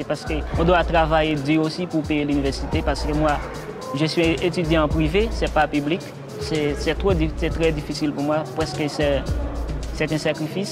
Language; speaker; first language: French; non-native, local second language; Haitian Creole